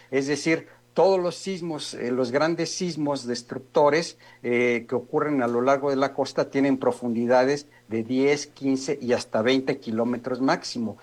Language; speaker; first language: Spanish; native; Spanish